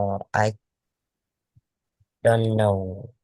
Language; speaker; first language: English; non-native, learner; Vietnamese